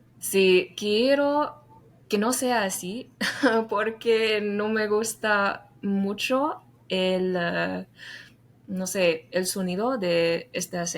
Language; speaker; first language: Spanish; non-native, fluent; English